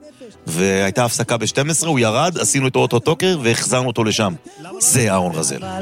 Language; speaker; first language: Hebrew; native; Hebrew